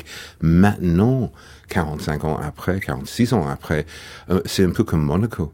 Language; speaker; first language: French; non-native, fluent; English